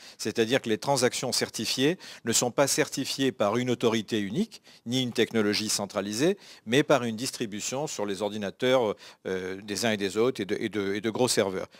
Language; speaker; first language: French; native; French